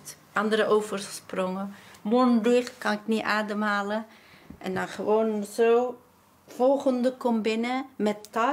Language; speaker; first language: Dutch; non-native, learner; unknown